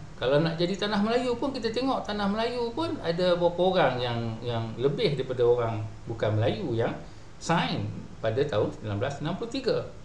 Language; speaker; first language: Malay; native; Malay